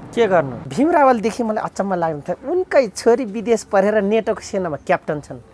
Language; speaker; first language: Nepali; non-native, local second language; Dangaura Tharu